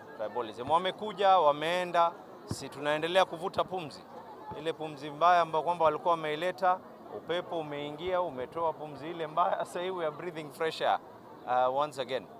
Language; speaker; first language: Swahili; native; Swahili